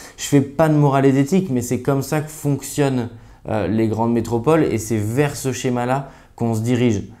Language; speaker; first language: French; native; French